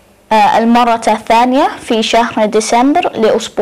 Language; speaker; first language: Arabic; non-native, learner; English